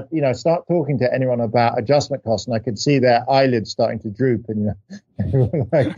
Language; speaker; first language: English; native; English